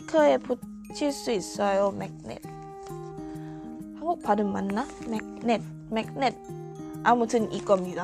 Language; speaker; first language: Korean; non-native, fluent; Thai